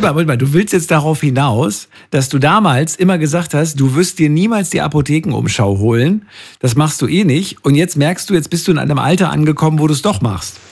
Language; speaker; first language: German; native; German